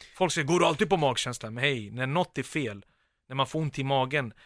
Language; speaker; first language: Swedish; early bilingual, other home language; Bosnian